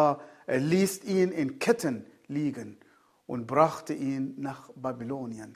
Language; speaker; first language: German; non-native, fluent; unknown